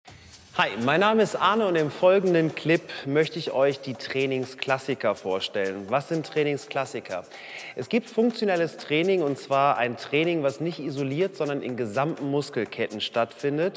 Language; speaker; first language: German; native; German